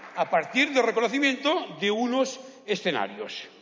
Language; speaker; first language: Spanish; native; Spanish